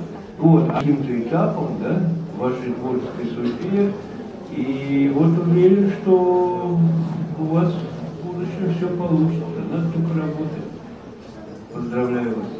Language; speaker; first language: Russian; native; Russian